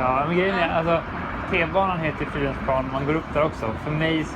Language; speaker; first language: Swedish; native; Swedish